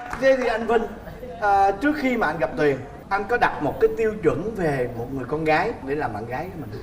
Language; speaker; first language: Vietnamese; native; Vietnamese